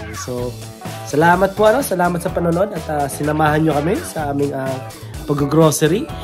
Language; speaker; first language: Filipino; non-native, local second language; Bikol